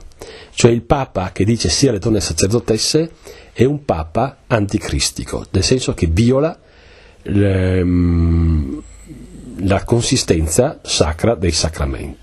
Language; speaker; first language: Italian; native; Italian